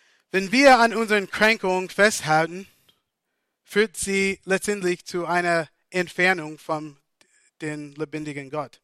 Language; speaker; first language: German; non-native, fluent; English